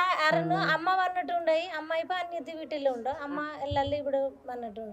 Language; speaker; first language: Malayalam; non-native, local second language; Odia